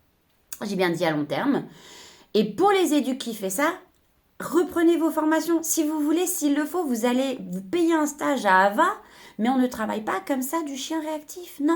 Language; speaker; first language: French; native; French